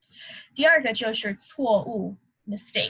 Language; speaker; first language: Chinese; non-native, fluent; English